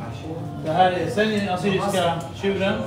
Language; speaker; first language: Swedish; early bilingual, other home language; Assyrian Neo-Aramaic